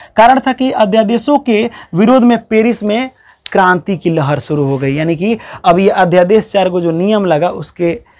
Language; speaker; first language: Hindi; native; Hindi